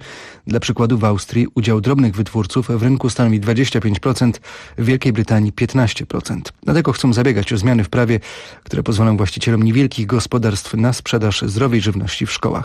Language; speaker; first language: Polish; native; Polish